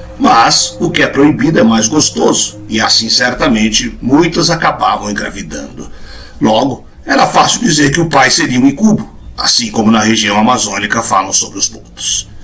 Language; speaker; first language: Portuguese; native; Portuguese